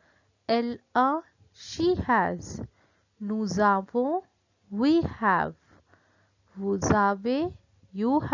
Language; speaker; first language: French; non-native, fluent; Hindi